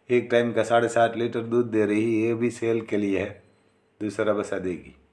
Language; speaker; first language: Hindi; non-native, local second language; Gujarati